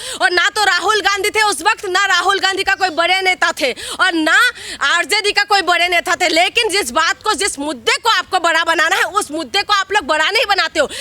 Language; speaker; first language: Hindi; non-native, local second language; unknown